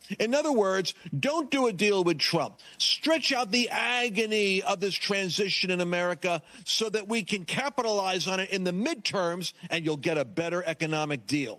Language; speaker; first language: English; native; English